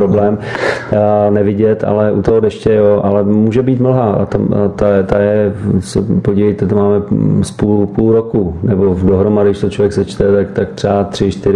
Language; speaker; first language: Czech; native; Czech